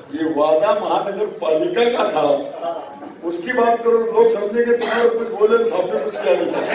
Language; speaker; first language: Hindi; non-native, local second language; Marathi